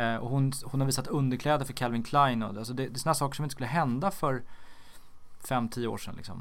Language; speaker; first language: Swedish; native; Swedish